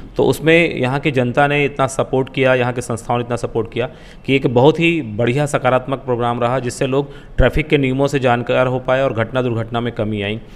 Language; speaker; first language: Hindi; native; Hindi